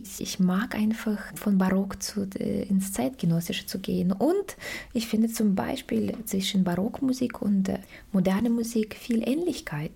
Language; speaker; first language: German; non-native, fluent; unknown